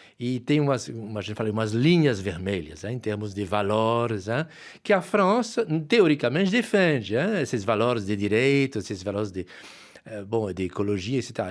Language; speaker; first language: Portuguese; non-native, fluent; French